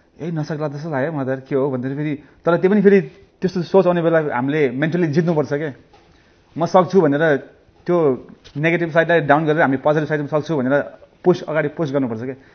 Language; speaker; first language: Nepali; early bilingual, heritage; Nepali